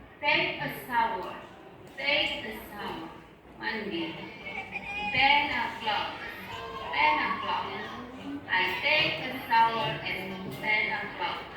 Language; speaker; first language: English; non-native, fluent; Indonesian